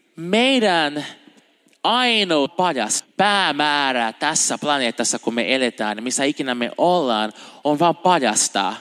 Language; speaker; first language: Finnish; non-native, fluent; Portuguese